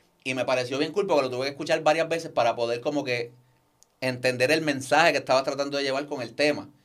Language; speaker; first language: Spanish; native; Spanish